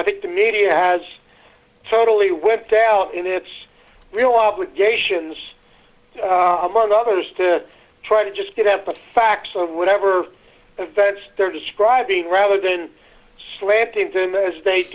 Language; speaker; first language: English; native; English